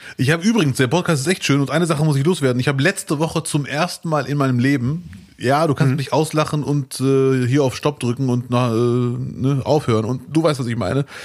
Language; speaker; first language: German; early bilingual, other home language; Arabic